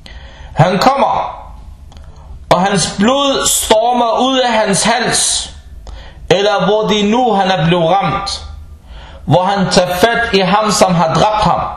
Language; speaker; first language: Danish; early bilingual, other home language; Arabic